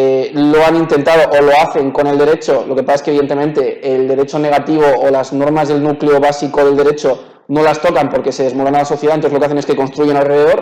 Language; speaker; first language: Spanish; native; Spanish